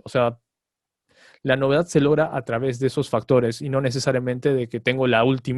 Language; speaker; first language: Spanish; native; Spanish